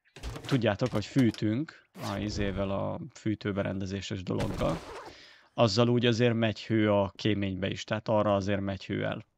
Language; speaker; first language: Hungarian; native; Hungarian